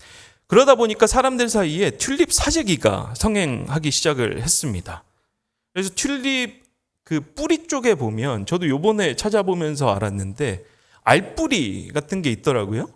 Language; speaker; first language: Korean; native; Korean